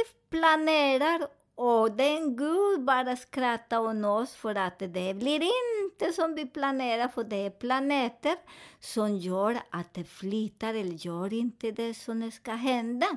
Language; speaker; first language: Swedish; non-native, learner; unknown